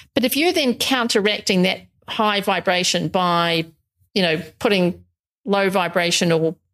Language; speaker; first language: English; native; English